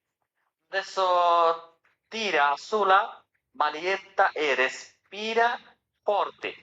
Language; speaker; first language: Italian; non-native, learner; Bangla